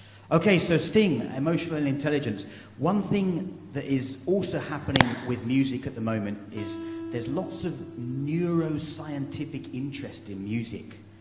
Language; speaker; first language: English; native; English